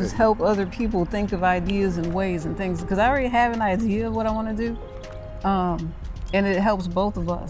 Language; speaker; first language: English; native; English